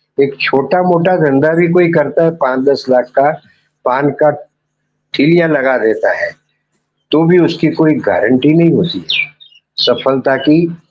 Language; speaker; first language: Hindi; non-native, local second language; Gujarati